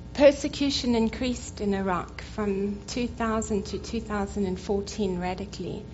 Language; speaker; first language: English; native; English